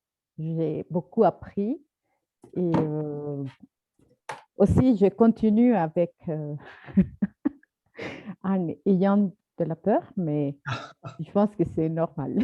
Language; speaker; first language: French; non-native, fluent; Spanish